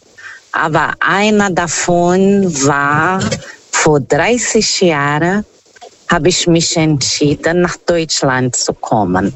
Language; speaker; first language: German; non-native, learner; Portuguese